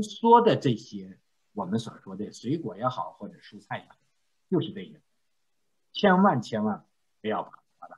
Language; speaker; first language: Chinese; native; Chinese